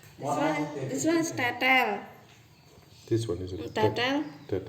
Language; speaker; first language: English; non-native, local second language; Javanese